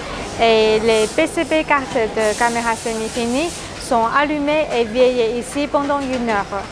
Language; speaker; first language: French; non-native, learner; Chinese